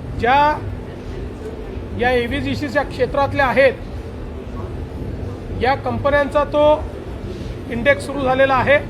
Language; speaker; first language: Marathi; native; Marathi